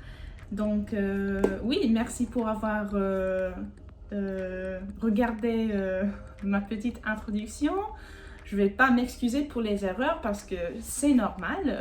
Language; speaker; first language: French; non-native, fluent; English